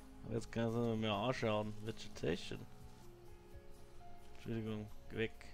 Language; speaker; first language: German; native; German